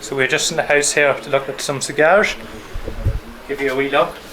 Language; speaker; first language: English; native; English